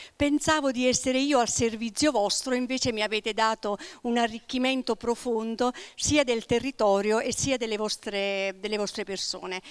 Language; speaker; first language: Italian; native; Italian